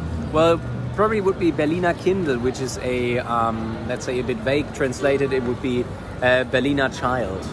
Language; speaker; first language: English; non-native, fluent; German